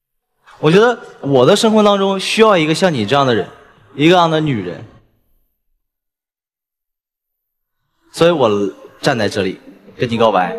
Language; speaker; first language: Chinese; native; Chinese